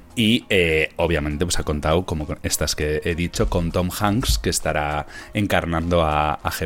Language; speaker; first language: Spanish; native; Spanish